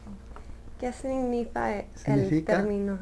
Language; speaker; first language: Spanish; early bilingual, heritage; Spanish